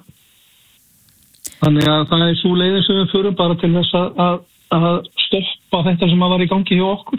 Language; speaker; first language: Icelandic; native; Icelandic